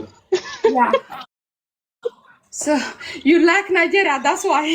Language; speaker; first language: English; non-native, learner; Tigrinya